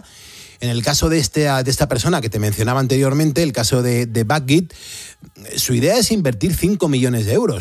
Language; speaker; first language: Spanish; native; Spanish